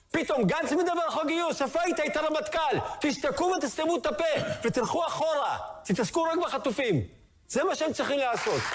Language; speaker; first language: Hebrew; native; Hebrew